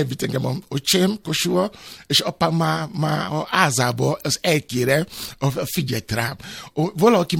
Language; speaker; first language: Hungarian; non-native, learner; Albanian